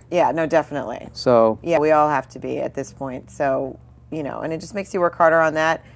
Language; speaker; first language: English; native; English